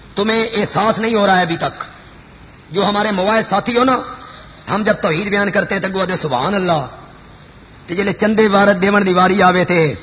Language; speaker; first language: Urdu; non-native, local second language; Punjabi